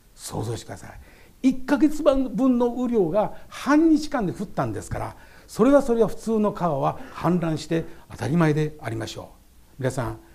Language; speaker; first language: Japanese; native; Japanese